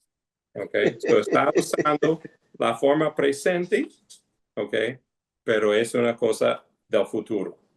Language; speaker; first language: Spanish; non-native, fluent; English